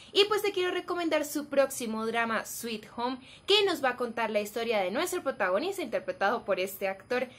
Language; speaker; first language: Spanish; native; Spanish